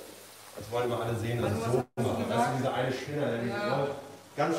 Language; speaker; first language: German; native; German